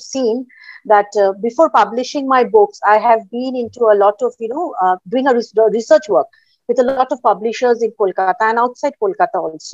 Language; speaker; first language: English; non-native, local second language; Bangla